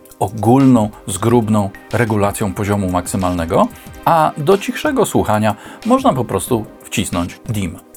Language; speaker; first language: Polish; native; Polish